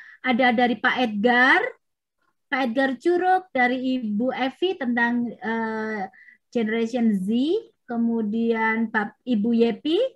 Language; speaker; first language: Indonesian; native; Indonesian